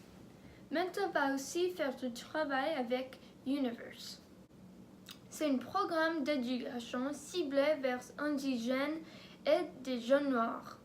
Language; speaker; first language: French; non-native, learner; English